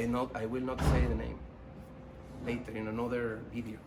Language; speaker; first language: English; non-native, learner; Spanish